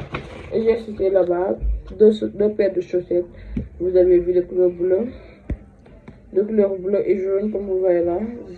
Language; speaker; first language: French; non-native, fluent; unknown